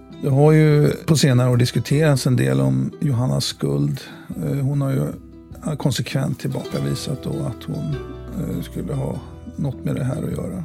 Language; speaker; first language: Swedish; native; Swedish